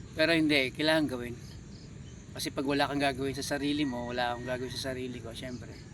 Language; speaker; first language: Filipino; native; Filipino